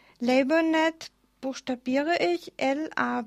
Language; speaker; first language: German; native; German